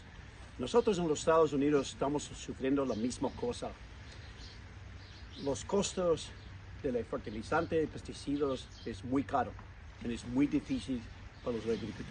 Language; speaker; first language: Spanish; non-native, learner; English